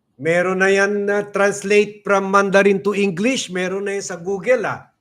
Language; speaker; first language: Filipino; non-native, local second language; Cebuano